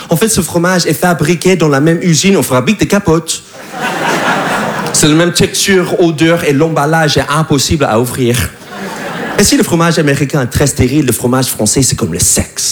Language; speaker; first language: French; non-native, fluent; English